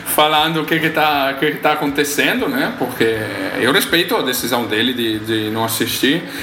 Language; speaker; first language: Portuguese; non-native, fluent; Italian